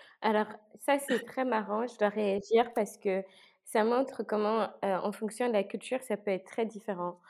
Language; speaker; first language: French; native; French